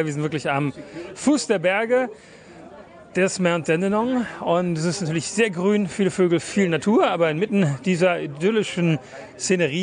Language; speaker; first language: German; native; German